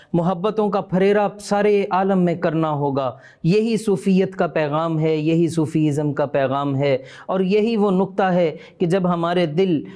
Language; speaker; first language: Urdu; native; Urdu